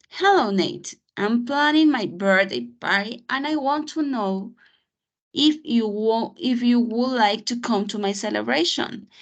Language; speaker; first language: English; non-native, fluent; Spanish